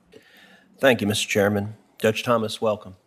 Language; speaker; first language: English; native; English